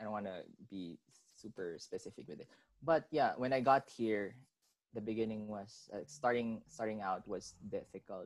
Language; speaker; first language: English; non-native, local second language; Filipino